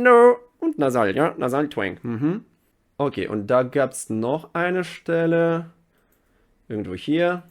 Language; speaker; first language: German; non-native, fluent; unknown